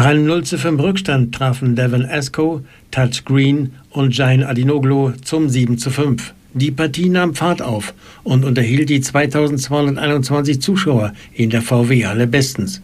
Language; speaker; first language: German; native; German